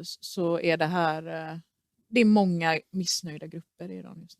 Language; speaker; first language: Swedish; early bilingual, other home language; Persian